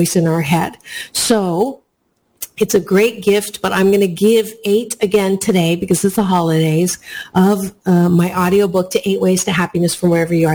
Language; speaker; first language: English; native; English